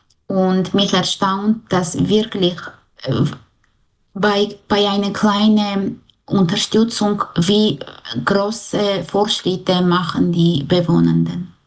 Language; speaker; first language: German; non-native, fluent; Armenian